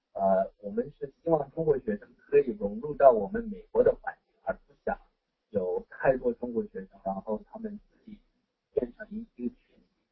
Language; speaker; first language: Chinese; non-native, fluent; English